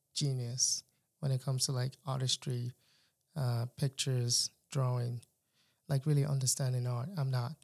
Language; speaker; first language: English; non-native, local second language; Yoruba